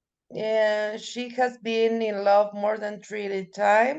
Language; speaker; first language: English; non-native, learner; Spanish